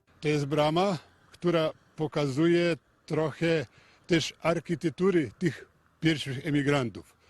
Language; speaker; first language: Polish; early bilingual, heritage; Polish